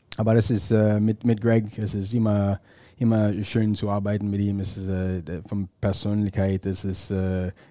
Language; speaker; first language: German; non-native, fluent; English